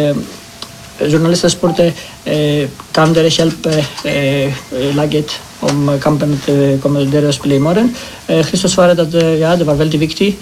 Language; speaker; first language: Norwegian; non-native, learner; Greek